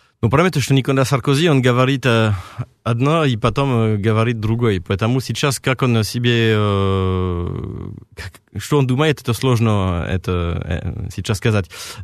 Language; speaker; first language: Russian; non-native, fluent; French